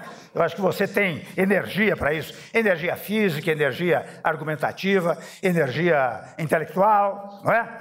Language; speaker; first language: Portuguese; native; Portuguese